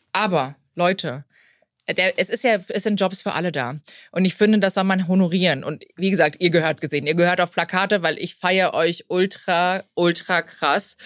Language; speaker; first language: German; native; German